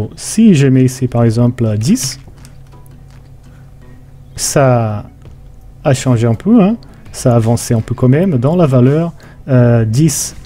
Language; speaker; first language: French; non-native, fluent; Portuguese